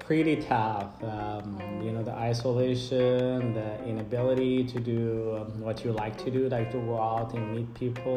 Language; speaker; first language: English; non-native, fluent; Amharic